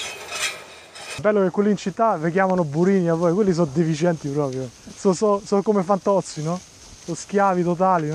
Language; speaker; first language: Italian; non-native, fluent; Albanian